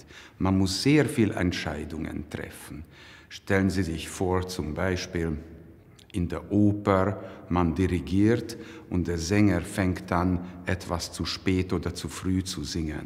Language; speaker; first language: German; non-native, fluent; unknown